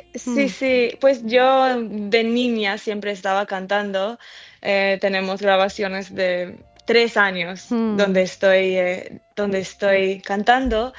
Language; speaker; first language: Spanish; early bilingual, heritage; English